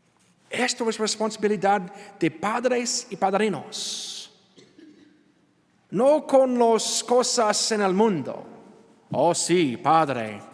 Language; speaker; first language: Spanish; non-native, learner; English